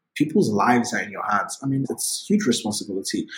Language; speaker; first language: English; non-native, local second language; Yoruba